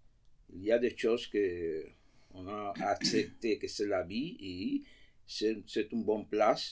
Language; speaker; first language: French; non-native, fluent; Spanish